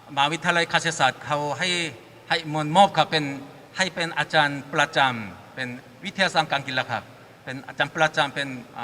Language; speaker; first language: Thai; non-native, fluent; Korean